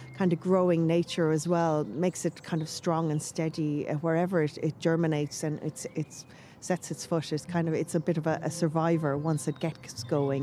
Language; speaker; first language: English; native; English